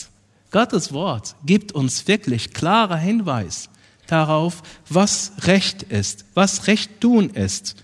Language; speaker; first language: German; non-native, fluent; Arabic